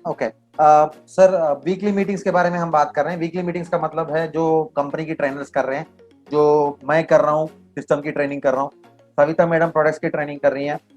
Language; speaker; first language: Hindi; non-native, local second language; Kannada